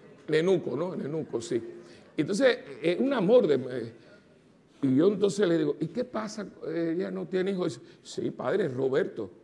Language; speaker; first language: Spanish; native; Spanish